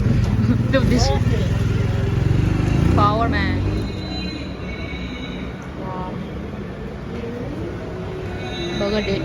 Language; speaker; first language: English; non-native, learner; Tibetan